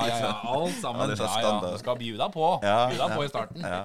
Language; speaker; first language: Norwegian; native; Norwegian